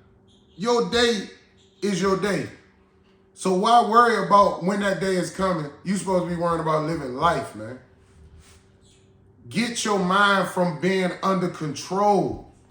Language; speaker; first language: English; native; English